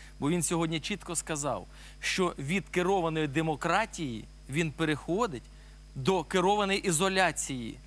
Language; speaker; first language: Ukrainian; native; Ukrainian